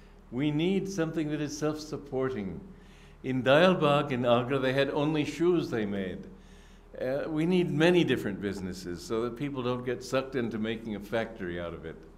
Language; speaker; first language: English; native; English